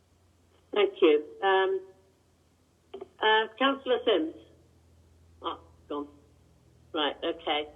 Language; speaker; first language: English; native; English